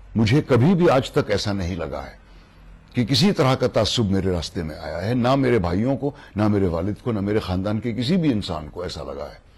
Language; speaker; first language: Hindi; native; Hindi